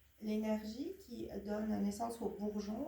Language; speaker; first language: French; native; French